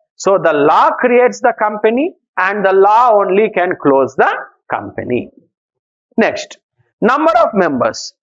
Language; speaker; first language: English; non-native, local second language; Telugu